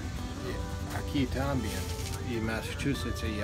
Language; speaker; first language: Spanish; non-native, learner; English